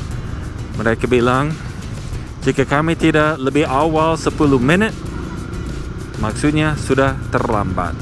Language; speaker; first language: Indonesian; non-native, fluent; English